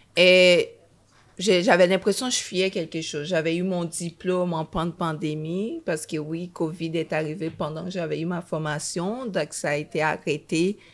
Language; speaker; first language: French; early bilingual, other home language; Haitian Creole